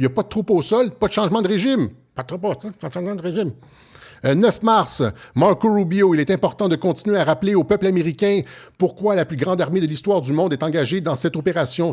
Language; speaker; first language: French; native; French